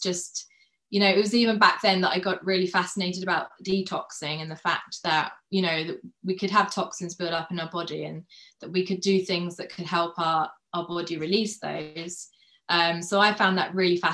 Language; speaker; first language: English; native; English